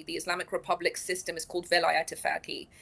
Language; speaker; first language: English; early bilingual, other home language; Persian